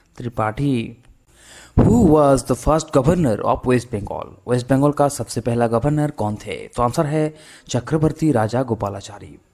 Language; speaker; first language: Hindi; non-native, local second language; Bangla